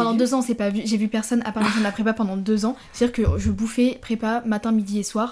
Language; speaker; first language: French; native; French